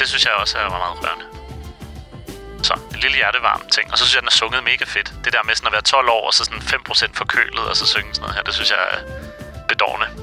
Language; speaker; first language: Danish; native; Danish